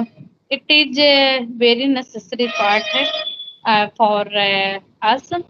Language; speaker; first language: English; non-native, learner; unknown